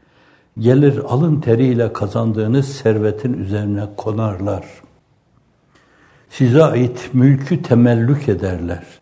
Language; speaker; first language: Turkish; native; Turkish